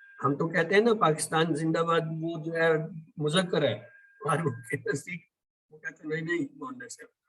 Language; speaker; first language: Urdu; native; Urdu